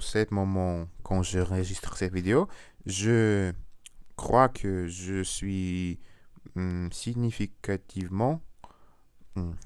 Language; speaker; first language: French; non-native, learner; Russian